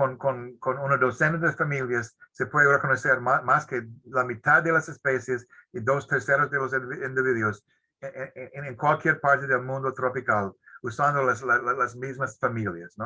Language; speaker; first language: Spanish; non-native, fluent; English